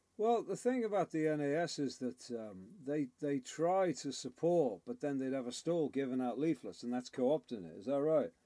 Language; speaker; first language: English; native; English